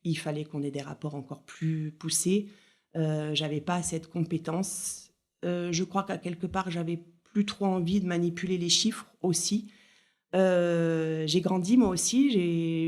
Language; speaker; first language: French; native; French